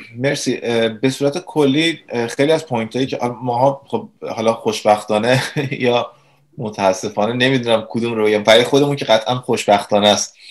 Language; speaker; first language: Persian; native; Persian